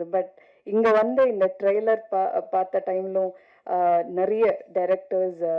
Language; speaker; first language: Tamil; non-native, fluent; Malayalam